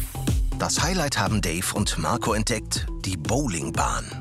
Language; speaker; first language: German; native; German